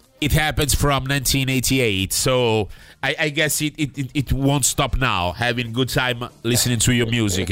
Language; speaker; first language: English; non-native, fluent; Italian